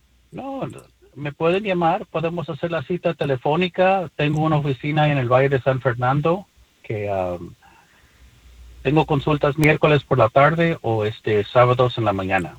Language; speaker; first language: Spanish; early bilingual, heritage; Spanish